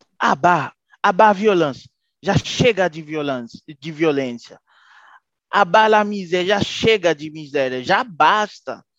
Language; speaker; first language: Portuguese; non-native, fluent; Haitian Creole